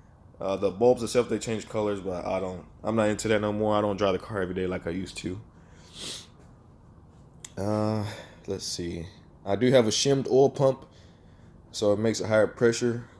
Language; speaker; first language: English; native; English